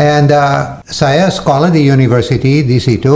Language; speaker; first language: Indonesian; non-native, learner; English